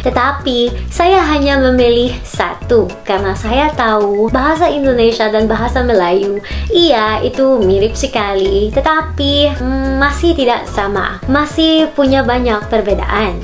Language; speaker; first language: Indonesian; non-native, fluent; Filipino